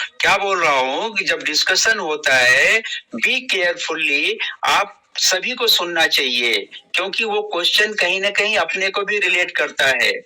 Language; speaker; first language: Hindi; native; Hindi